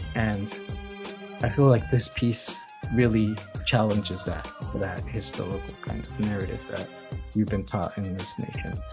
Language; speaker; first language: English; early bilingual, other home language; Spanish